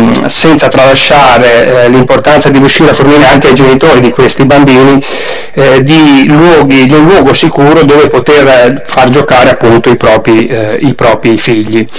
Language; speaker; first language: Italian; native; Italian